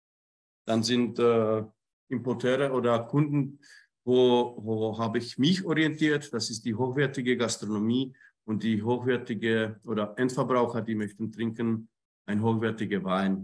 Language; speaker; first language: German; non-native, fluent; Czech